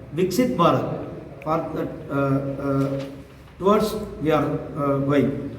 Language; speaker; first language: English; non-native, local second language; Tamil